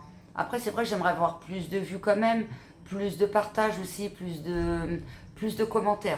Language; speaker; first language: French; native; French